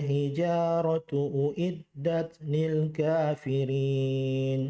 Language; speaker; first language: Arabic; non-native, learner; Indonesian